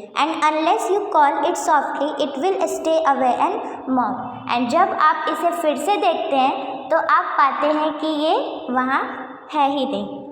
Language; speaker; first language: Hindi; native; Hindi